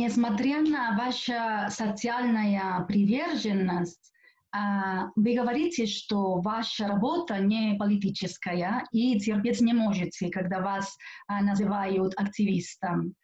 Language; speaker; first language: Russian; non-native, fluent; Catalan